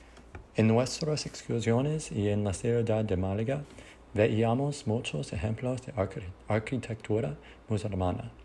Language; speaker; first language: Spanish; non-native, learner; English